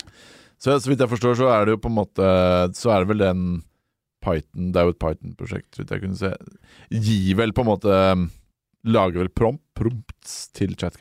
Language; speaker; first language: Norwegian; native; Norwegian